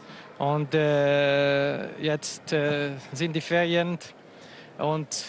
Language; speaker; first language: German; non-native, local second language; French